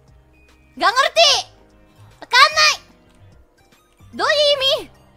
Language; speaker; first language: Japanese; non-native, learner; Indonesian